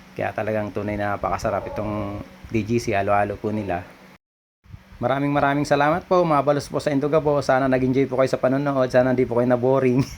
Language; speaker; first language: Filipino; non-native, local second language; Bikol